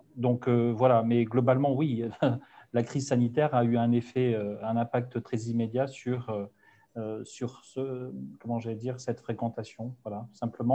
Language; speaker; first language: French; native; French